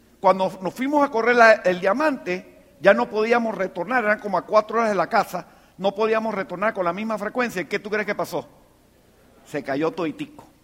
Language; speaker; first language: Spanish; native; Spanish